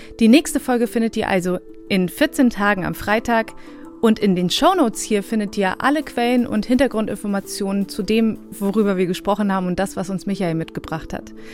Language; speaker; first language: German; early bilingual, other home language; Bosnian